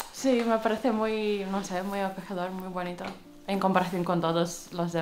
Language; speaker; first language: Spanish; non-native, fluent; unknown